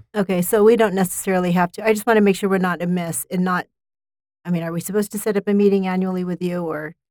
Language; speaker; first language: English; native; English